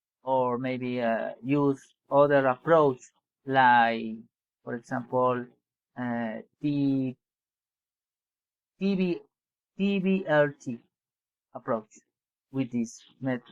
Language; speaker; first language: English; non-native, learner; Spanish